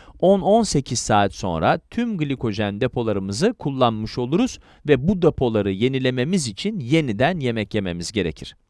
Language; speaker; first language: Turkish; native; Turkish